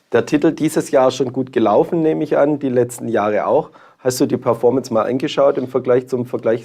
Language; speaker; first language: German; native; German